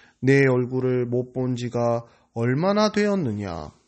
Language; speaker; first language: Korean; native; Korean